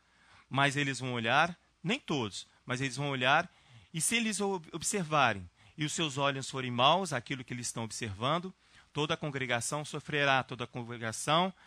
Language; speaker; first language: Portuguese; native; Portuguese